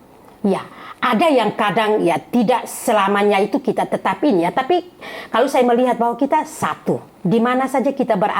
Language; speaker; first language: Indonesian; non-native, fluent; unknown